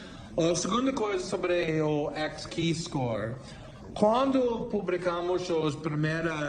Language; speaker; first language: Portuguese; non-native, fluent; English